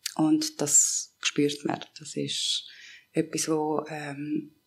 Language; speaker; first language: German; early bilingual, other home language; Persian